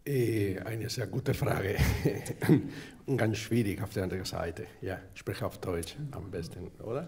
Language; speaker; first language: German; non-native, fluent; Spanish